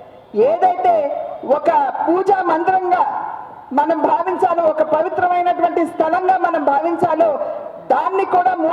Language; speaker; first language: Telugu; native; Telugu